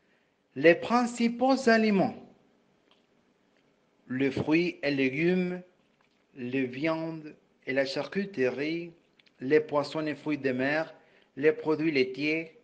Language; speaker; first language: French; non-native, fluent; Spanish